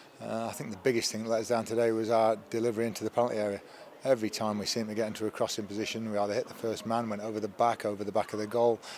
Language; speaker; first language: English; native; English